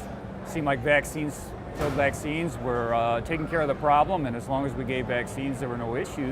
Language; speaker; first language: English; native; English